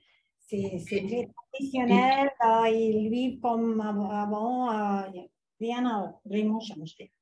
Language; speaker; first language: French; non-native, fluent; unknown